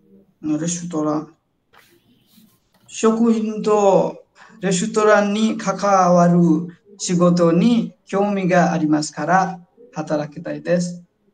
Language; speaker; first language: Japanese; non-native, learner; Nepali